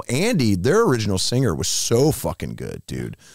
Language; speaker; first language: English; native; English